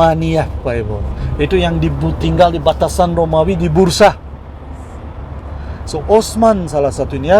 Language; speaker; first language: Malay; non-native, fluent; Turkish